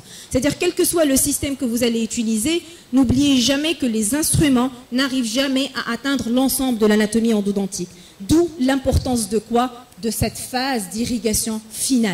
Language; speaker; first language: French; non-native, local second language; Arabic